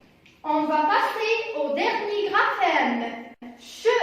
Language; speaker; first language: French; non-native, local second language; Arabic